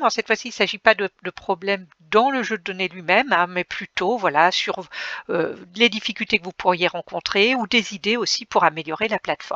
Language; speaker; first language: French; native; French